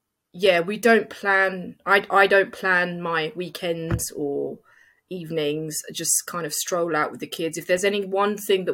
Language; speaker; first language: English; native; English